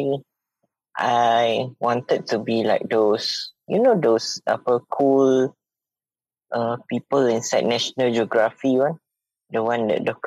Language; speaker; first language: English; non-native, local second language; Malay